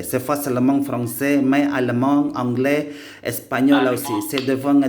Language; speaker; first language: French; non-native, learner; Indonesian